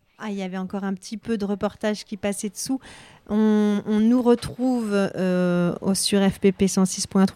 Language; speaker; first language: French; native; French